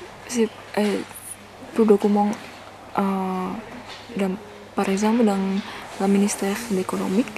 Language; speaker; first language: French; non-native, learner; Indonesian